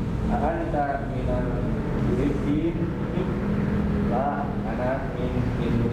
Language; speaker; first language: Arabic; non-native, learner; Indonesian